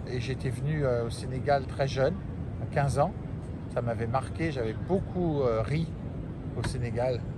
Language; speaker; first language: French; native; French